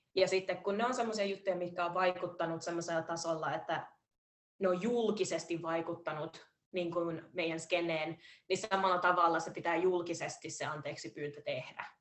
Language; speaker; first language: Finnish; early bilingual, heritage; Finnish